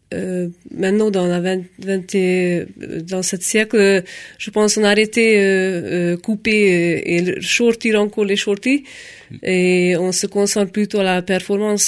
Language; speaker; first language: French; non-native, fluent; Hungarian